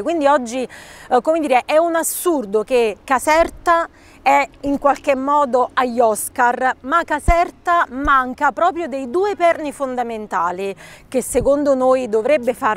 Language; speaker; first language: Italian; native; Italian